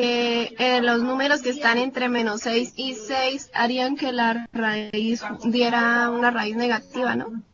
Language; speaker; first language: Spanish; native; Spanish